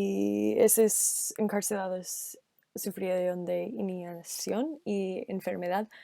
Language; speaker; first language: Spanish; non-native, learner; English